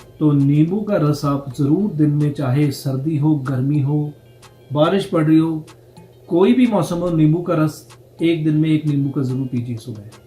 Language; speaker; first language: Hindi; non-native, local second language; Punjabi